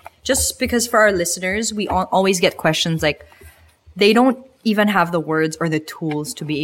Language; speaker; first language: English; non-native, local second language; Filipino